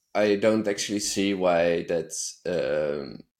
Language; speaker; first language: English; non-native, fluent; Dutch